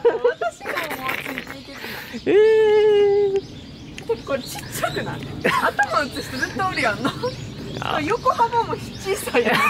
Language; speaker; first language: Japanese; native; Japanese